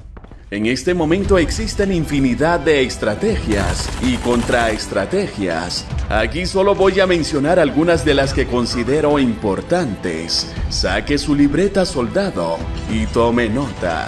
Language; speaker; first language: Spanish; native; Spanish